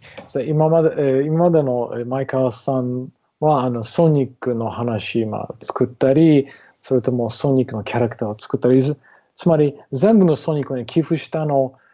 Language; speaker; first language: Japanese; non-native, learner; English